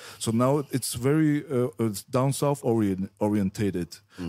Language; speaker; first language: English; non-native, fluent; Persian